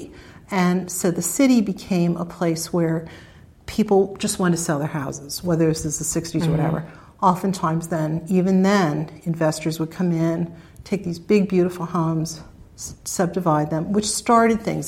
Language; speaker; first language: English; native; English